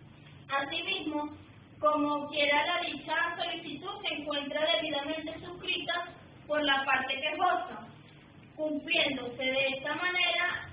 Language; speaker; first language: Spanish; native; Spanish